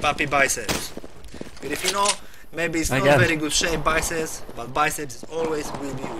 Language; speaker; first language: English; non-native, learner; Polish